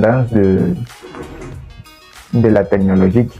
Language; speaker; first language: French; non-native, learner; Spanish